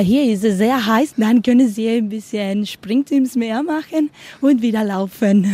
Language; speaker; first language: German; non-native, learner; Spanish